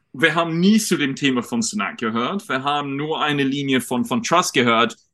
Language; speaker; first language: German; non-native, fluent; English